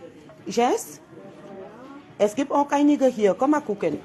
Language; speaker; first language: German; non-native, fluent; French